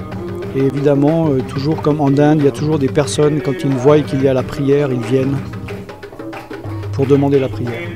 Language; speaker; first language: French; native; French